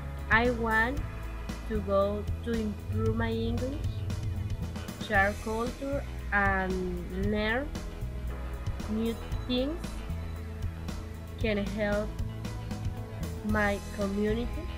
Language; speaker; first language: English; non-native, learner; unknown